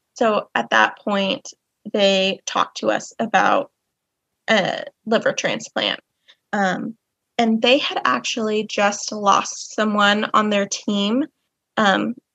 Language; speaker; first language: English; native; English